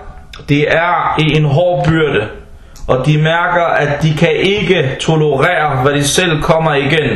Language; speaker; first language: Danish; non-native, fluent; Arabic